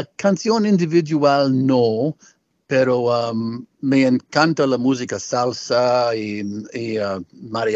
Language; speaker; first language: Spanish; non-native, learner; English